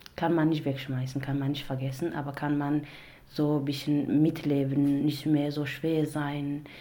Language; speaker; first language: German; non-native, learner; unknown